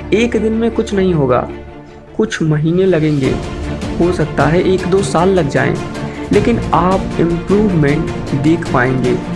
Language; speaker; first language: Hindi; native; Hindi